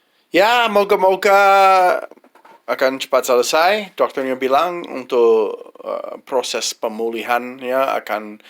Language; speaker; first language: Indonesian; non-native, fluent; English